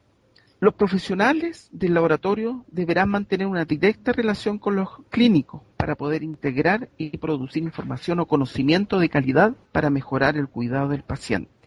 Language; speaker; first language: Spanish; native; Spanish